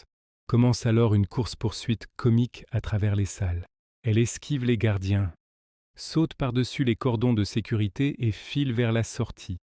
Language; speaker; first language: French; native; French